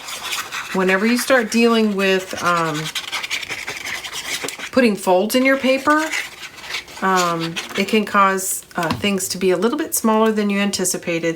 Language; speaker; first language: English; native; English